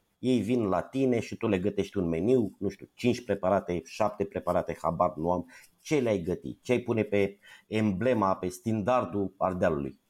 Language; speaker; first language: Romanian; native; Romanian